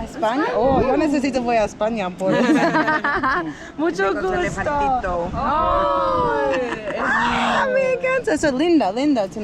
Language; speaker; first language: Spanish; non-native, learner; English